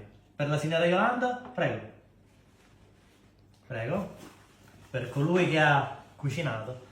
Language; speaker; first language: Italian; native; Italian